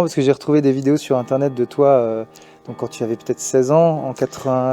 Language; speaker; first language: French; native; French